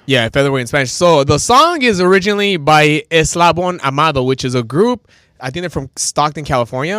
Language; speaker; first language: English; early bilingual, other home language; Spanish